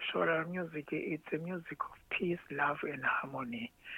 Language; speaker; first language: English; non-native, local second language; Zulu